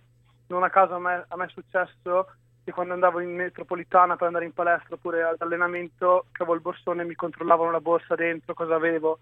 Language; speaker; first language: Italian; native; Italian